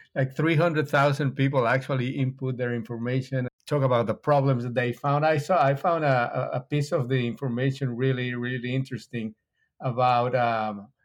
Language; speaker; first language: English; non-native, fluent; Spanish